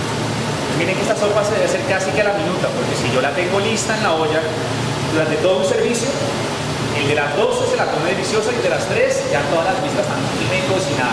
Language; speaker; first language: Spanish; native; Spanish